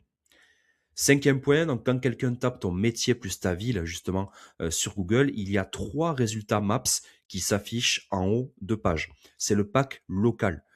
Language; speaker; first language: French; native; French